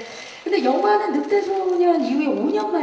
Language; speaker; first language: Korean; native; Korean